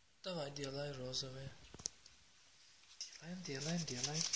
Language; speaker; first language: Russian; non-native, learner; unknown